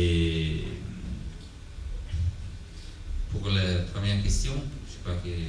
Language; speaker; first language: French; non-native, fluent; Italian